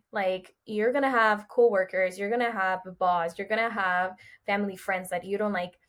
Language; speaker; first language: English; early bilingual, other home language; Spanish